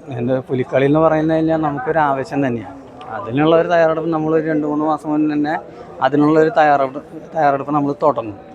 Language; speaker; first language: Malayalam; native; Malayalam